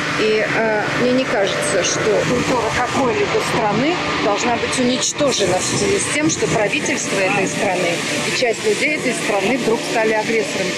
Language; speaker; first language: Russian; native; Russian